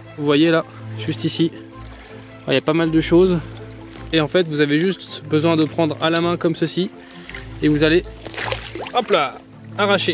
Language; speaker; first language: French; native; French